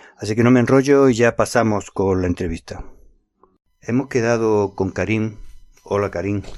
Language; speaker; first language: Spanish; native; Spanish